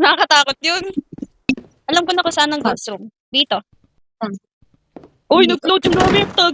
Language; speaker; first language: Filipino; native; Filipino